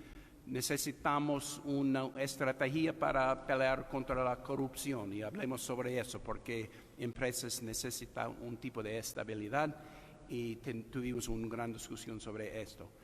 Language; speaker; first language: Spanish; non-native, fluent; English